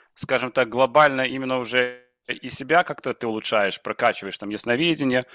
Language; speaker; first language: Russian; non-native, local second language; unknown